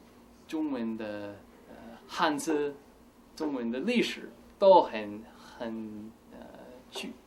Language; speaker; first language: Chinese; non-native, fluent; English